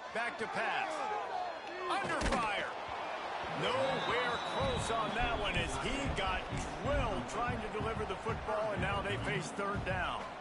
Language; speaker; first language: English; native; English